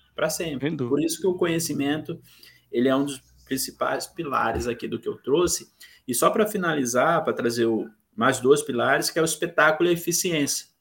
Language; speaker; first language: Portuguese; native; Portuguese